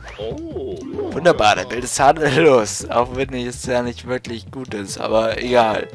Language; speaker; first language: German; native; German